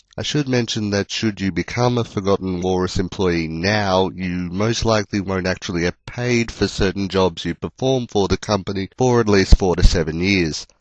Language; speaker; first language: English; native; English